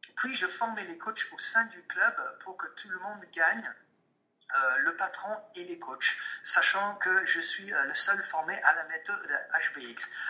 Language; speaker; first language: French; non-native, fluent; English